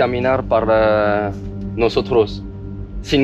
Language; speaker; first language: Spanish; non-native, learner; French